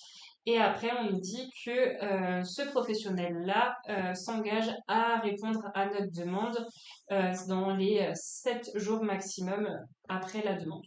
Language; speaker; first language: French; native; French